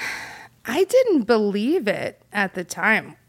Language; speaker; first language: English; native; English